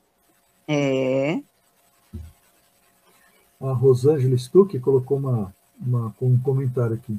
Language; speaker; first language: Portuguese; native; Portuguese